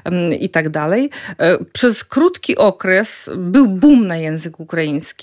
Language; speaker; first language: Polish; non-native, fluent; Ukrainian